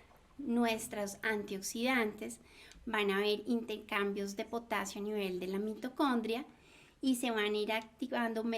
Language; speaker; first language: Spanish; native; Spanish